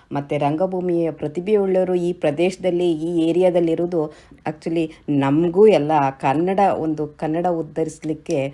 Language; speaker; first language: Kannada; native; Kannada